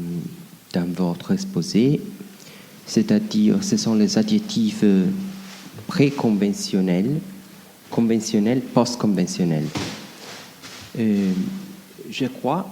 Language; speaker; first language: French; non-native, fluent; Italian